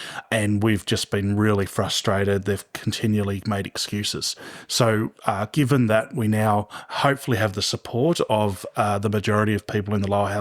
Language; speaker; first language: English; native; English